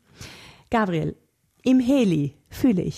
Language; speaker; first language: German; native; German